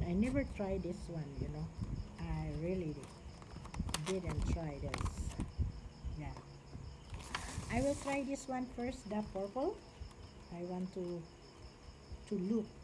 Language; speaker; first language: English; non-native, local second language; Cebuano